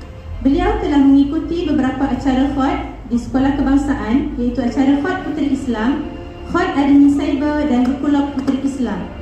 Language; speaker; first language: Malay; native; Malay